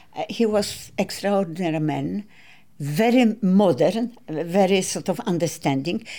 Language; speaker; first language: English; non-native, learner; Polish